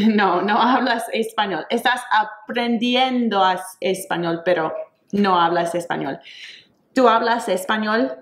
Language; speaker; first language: Spanish; non-native, fluent; English